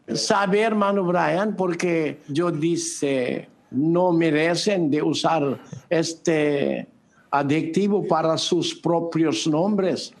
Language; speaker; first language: Spanish; non-native, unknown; Filipino